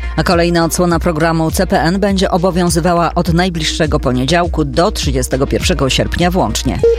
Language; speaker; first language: Polish; native; Polish